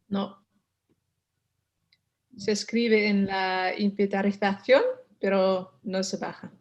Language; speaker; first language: Spanish; non-native, learner; Dutch